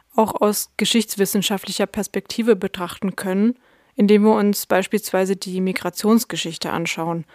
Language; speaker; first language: German; early bilingual, other home language; Russian